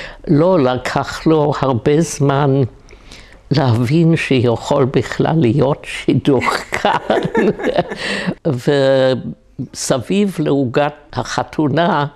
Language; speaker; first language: Hebrew; non-native, fluent; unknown